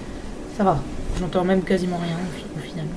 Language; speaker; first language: French; native; French